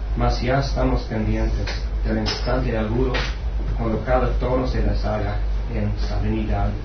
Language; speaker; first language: Spanish; non-native, fluent; English